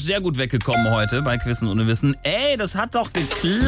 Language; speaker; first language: German; native; German